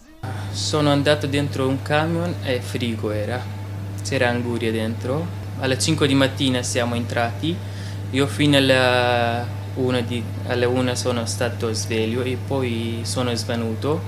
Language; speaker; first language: Italian; non-native, learner; Central Kurdish